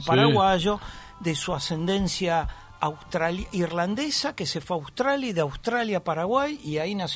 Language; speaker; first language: Spanish; native; Spanish